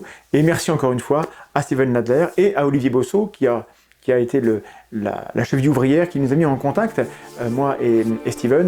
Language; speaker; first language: French; native; French